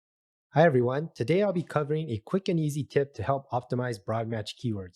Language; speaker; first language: English; native; English